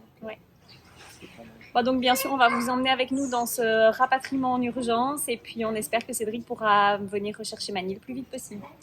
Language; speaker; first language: French; native; French